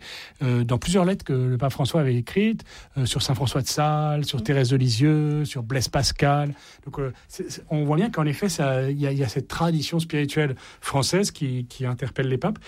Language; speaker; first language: French; native; French